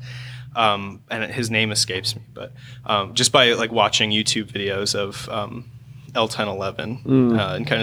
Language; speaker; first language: English; native; English